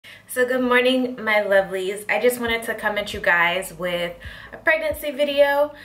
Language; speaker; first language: English; native; English